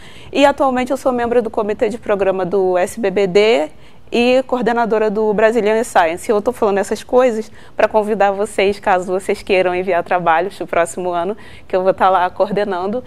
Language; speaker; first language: Portuguese; native; Portuguese